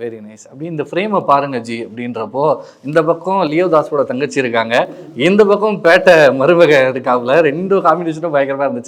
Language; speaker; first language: Tamil; native; Tamil